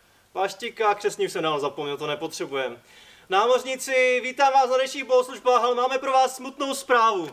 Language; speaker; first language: Czech; native; Czech